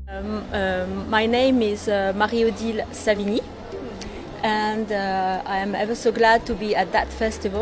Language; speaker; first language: English; non-native, fluent; French